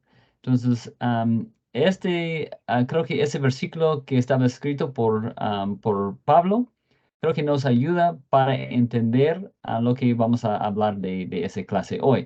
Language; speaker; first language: Spanish; non-native, fluent; English